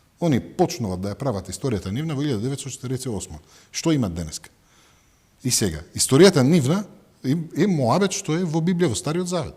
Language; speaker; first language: Macedonian; non-native, fluent; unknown